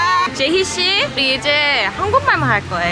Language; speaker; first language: Korean; early bilingual, heritage; English